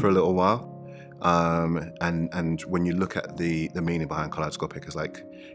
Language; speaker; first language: English; native; English